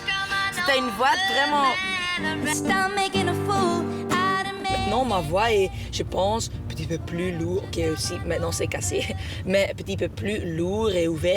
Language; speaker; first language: French; non-native, local second language; Dutch